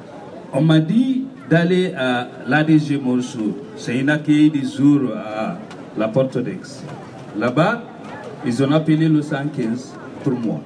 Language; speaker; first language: French; non-native, learner; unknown